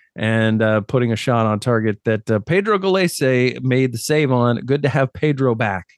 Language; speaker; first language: English; native; English